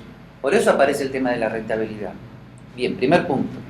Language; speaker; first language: Spanish; native; Spanish